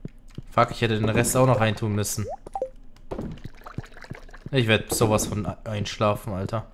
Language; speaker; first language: German; native; German